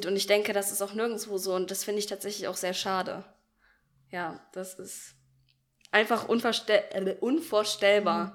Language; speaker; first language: German; native; German